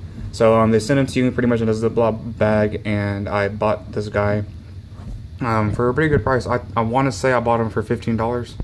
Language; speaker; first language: English; native; English